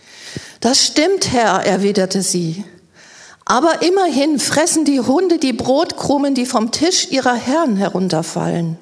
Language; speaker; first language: German; native; German